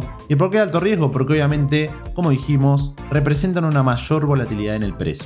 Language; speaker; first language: Spanish; native; Spanish